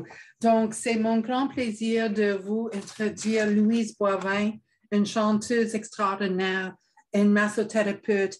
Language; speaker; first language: French; non-native, fluent; English